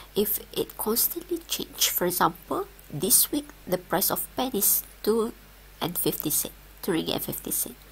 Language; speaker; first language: English; non-native, local second language; Malay